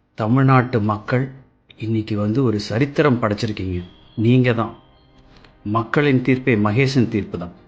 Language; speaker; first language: Tamil; native; Tamil